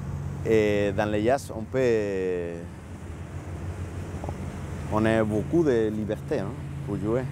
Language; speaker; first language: French; non-native, learner; Spanish